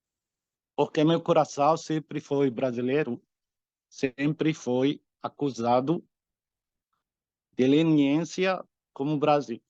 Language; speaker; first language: Portuguese; non-native, fluent; Arabic